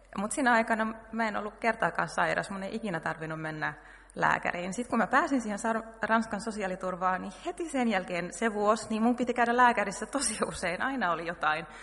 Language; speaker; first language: Finnish; native; Finnish